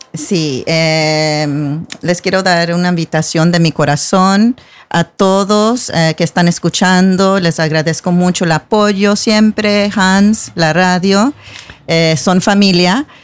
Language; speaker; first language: Spanish; non-native, learner; English